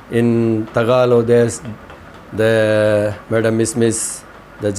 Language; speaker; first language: English; non-native, learner; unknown